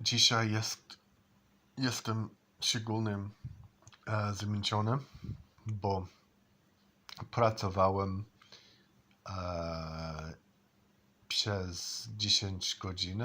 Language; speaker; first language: Polish; non-native, learner; English